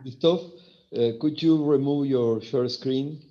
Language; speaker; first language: English; non-native, learner; Spanish